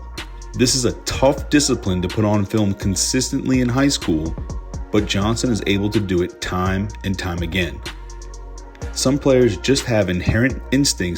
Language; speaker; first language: English; native; English